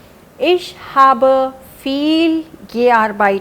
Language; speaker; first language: German; non-native, fluent; Hindi